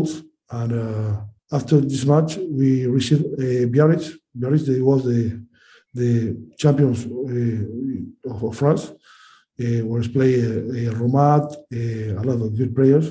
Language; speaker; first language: English; non-native, learner; Spanish